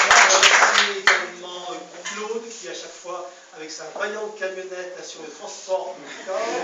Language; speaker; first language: French; native; French